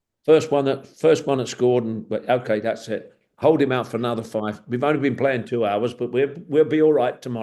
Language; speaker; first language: English; native; English